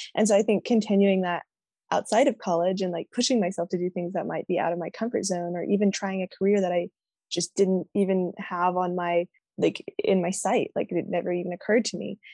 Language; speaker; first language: English; native; English